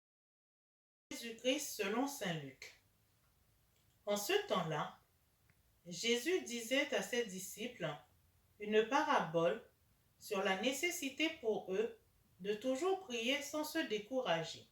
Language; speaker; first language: French; native; French